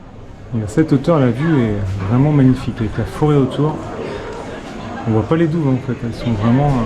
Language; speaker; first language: French; native; French